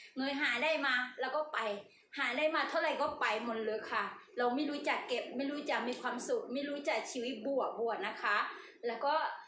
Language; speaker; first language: Thai; non-native, learner; Burmese